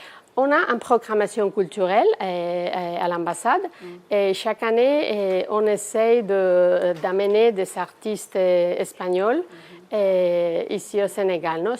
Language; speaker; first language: French; non-native, fluent; Spanish